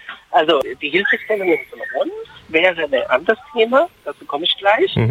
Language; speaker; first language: German; non-native, fluent; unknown